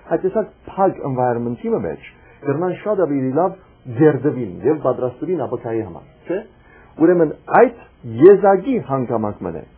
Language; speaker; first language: Armenian; early bilingual, heritage; Armenian